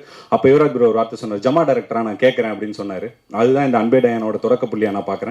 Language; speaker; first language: Tamil; native; Tamil